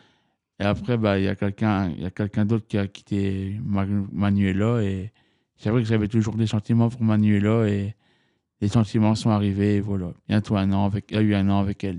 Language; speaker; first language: French; native; French